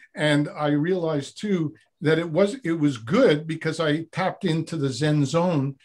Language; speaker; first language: English; native; English